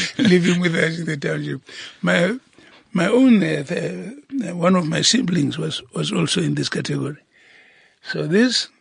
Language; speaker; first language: English; non-native, local second language; Southern Sotho